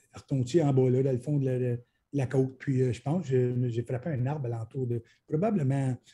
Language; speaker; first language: French; native; French